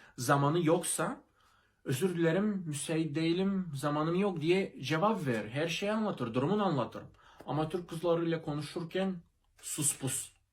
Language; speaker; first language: Turkish; non-native, fluent; Russian